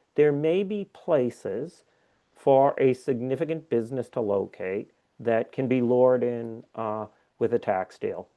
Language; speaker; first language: English; native; English